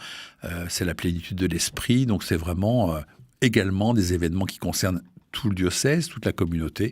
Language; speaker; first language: French; native; French